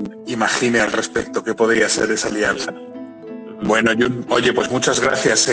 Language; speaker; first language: Spanish; native; Spanish